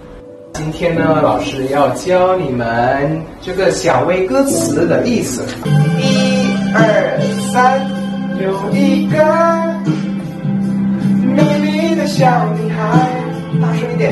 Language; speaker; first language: Chinese; non-native, fluent; Indonesian